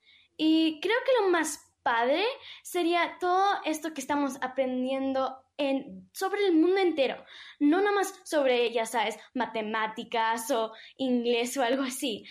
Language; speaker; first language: Spanish; early bilingual, heritage; English